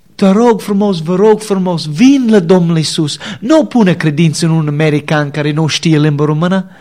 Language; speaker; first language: Romanian; non-native, learner; English